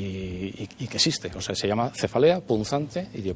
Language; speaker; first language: Spanish; native; Spanish